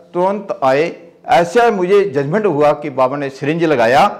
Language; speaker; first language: Hindi; native; Hindi